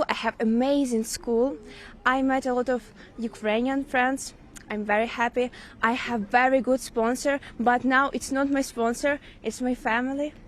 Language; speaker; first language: English; non-native, learner; Ukrainian